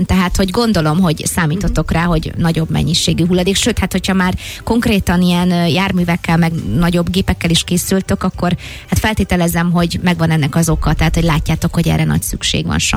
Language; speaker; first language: Hungarian; native; Hungarian